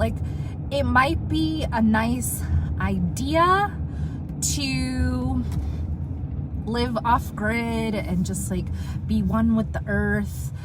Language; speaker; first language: English; native; English